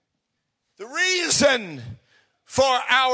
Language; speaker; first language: English; native; English